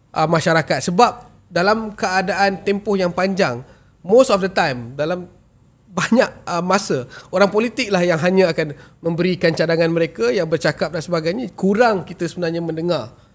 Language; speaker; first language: Malay; native; Malay